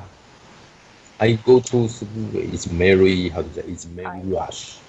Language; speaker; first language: English; non-native, learner; Chinese